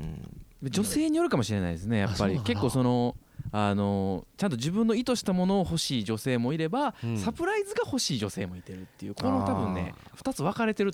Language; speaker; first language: Japanese; native; Japanese